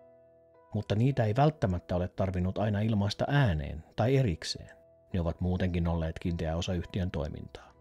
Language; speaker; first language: Finnish; native; Finnish